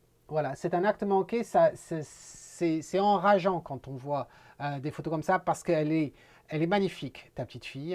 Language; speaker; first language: French; native; French